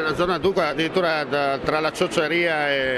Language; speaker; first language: Italian; native; Italian